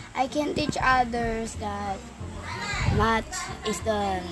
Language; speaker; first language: English; non-native, fluent; Arabic